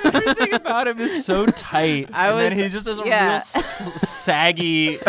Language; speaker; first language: English; native; English